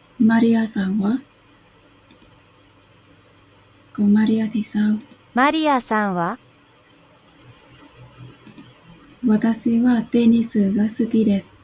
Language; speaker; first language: Japanese; non-native, learner; Vietnamese